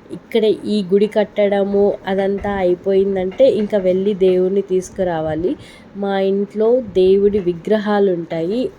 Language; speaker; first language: Telugu; non-native, local second language; Lambadi